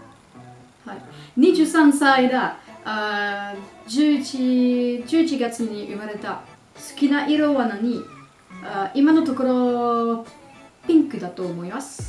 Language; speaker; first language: Japanese; non-native, learner; French